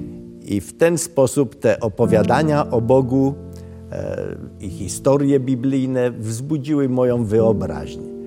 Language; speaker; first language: Polish; early bilingual, other home language; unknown